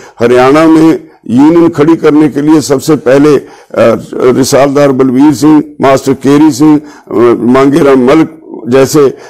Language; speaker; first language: Hindi; non-native, local second language; Punjabi